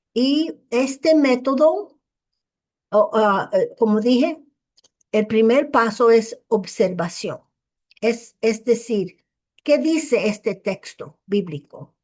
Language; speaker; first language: Spanish; early bilingual, heritage; English